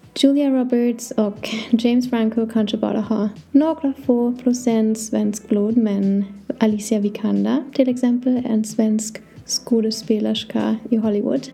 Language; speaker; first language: Swedish; non-native, learner; English